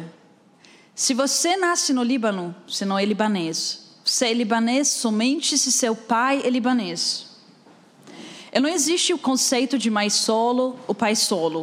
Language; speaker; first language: Portuguese; non-native, fluent; Arabic